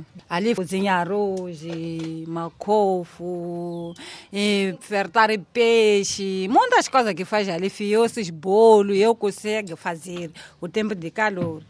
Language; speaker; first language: Portuguese; non-native, local second language; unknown